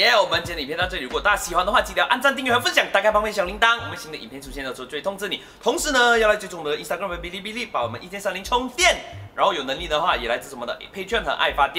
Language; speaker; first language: Chinese; native; Chinese